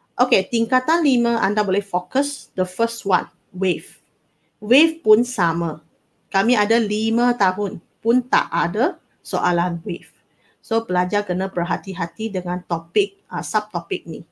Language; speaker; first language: Malay; non-native, local second language; Cantonese